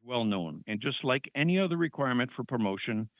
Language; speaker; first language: English; non-native, fluent; French